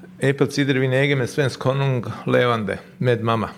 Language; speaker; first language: Swedish; non-native, fluent; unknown